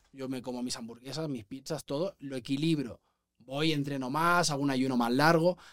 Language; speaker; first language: Spanish; native; Spanish